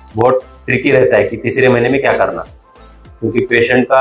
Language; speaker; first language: Hindi; non-native, local second language; Marathi